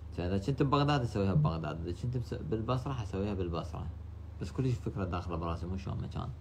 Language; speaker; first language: Arabic; native; Arabic